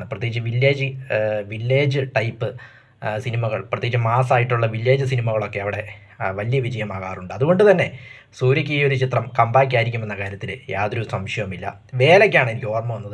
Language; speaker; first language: Malayalam; native; Malayalam